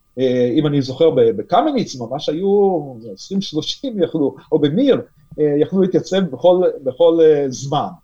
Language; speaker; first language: Hebrew; non-native, fluent; Yiddish